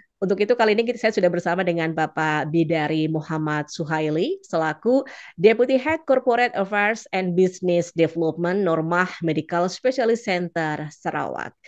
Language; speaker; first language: Indonesian; native; Indonesian